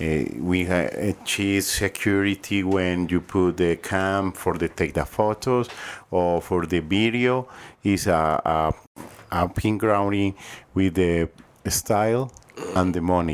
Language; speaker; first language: English; non-native, learner; Spanish